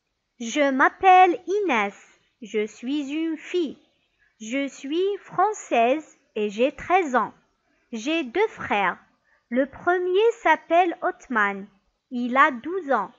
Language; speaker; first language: French; non-native, local second language; Arabic